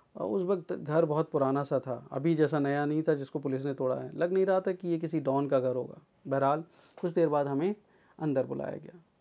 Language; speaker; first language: Hindi; native; Hindi